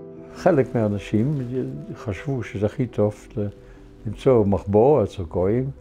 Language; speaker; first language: Hebrew; non-native, fluent; Dutch